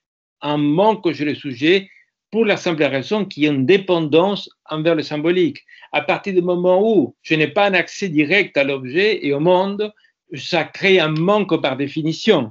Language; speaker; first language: French; non-native, fluent; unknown